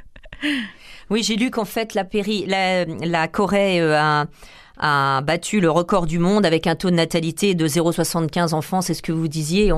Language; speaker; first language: French; native; French